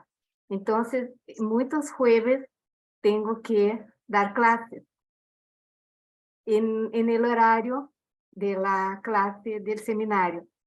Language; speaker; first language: Spanish; non-native, learner; Portuguese